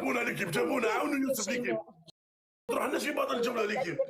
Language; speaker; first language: Arabic; native; Arabic